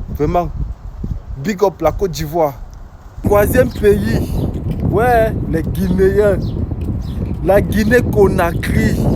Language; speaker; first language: French; native; French